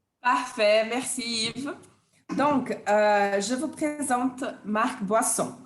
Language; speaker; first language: French; non-native, fluent; Portuguese